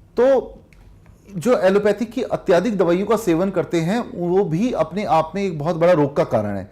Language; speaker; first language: Hindi; native; Hindi